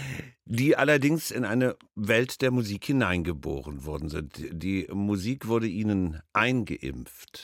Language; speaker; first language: German; native; German